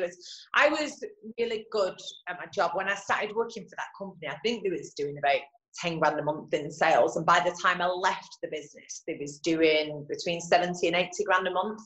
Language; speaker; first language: English; native; English